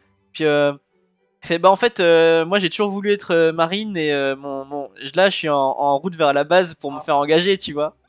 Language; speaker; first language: French; native; French